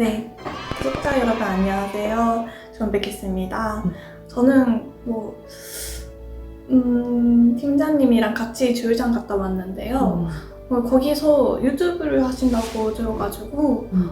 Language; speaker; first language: Korean; non-native, learner; Japanese